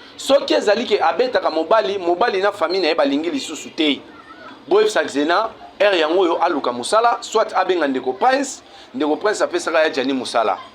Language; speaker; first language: Lingala; native; Lingala